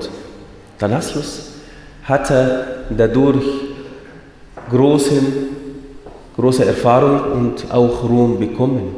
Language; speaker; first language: German; non-native, fluent; Arabic